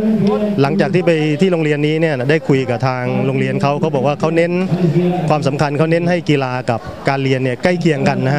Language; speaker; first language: Thai; native; Thai